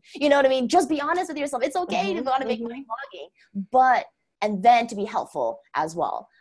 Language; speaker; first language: English; non-native, fluent; Chinese